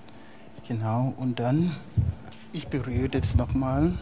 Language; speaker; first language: German; non-native, fluent; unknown